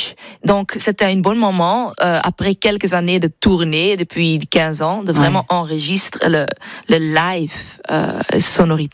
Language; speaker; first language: French; non-native, learner; Dutch